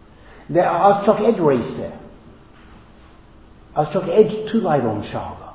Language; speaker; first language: Hungarian; non-native, fluent; English